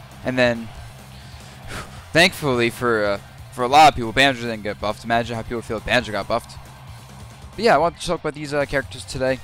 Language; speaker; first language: English; native; English